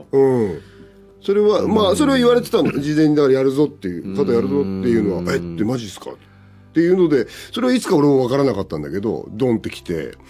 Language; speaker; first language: Japanese; native; Japanese